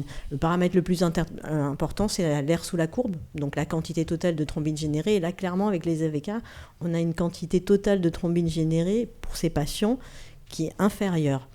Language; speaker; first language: French; native; French